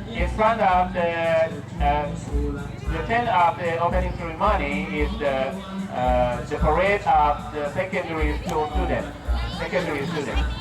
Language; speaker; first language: English; non-native, learner; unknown